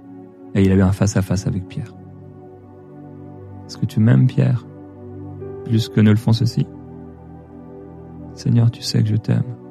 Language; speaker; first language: French; native; French